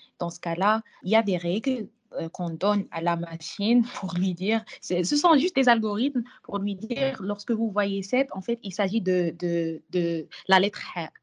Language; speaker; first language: French; non-native, local second language; Arabic